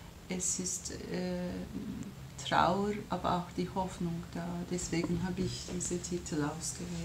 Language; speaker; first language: German; non-native, fluent; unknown